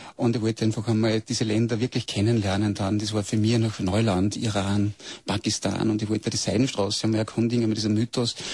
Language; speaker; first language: German; native; German